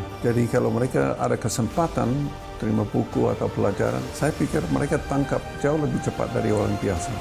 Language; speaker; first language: Indonesian; non-native, fluent; English